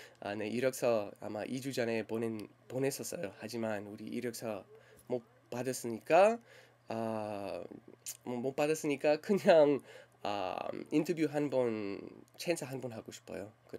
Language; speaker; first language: Korean; non-native, learner; English